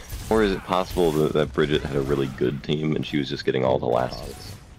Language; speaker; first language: English; native; English